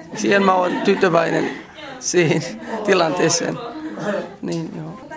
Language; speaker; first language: Finnish; non-native, learner; Arabic